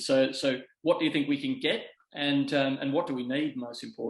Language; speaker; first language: English; native; English